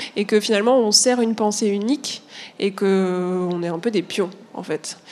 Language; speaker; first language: French; native; French